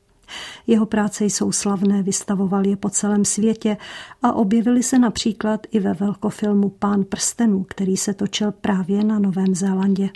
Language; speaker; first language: Czech; native; Czech